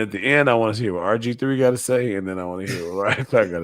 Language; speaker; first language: English; native; English